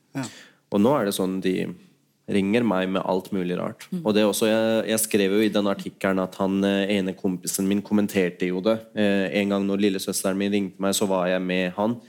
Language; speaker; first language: Norwegian; early bilingual, other home language; Urdu